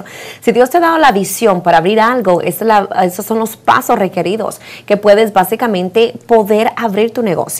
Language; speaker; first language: Spanish; native; Spanish